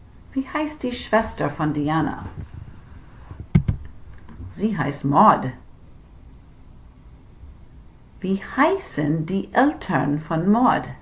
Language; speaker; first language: German; non-native, fluent; English